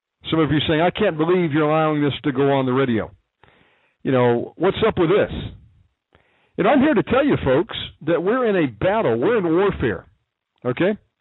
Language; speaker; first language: English; native; English